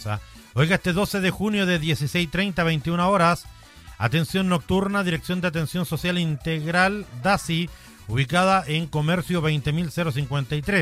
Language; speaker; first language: Spanish; native; Spanish